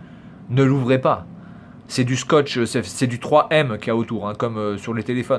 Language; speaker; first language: French; native; French